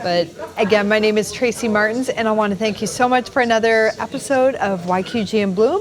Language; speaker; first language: English; native; English